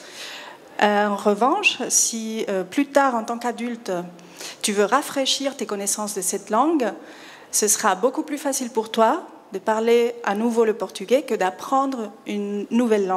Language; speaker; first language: French; non-native, fluent; Spanish